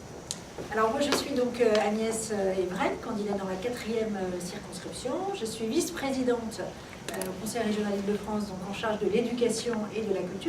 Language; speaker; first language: French; native; French